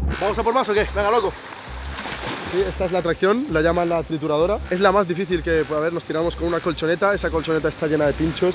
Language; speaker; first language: Spanish; early bilingual, other home language; Arabic